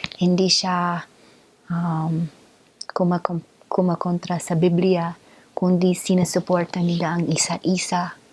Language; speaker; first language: Filipino; native; Filipino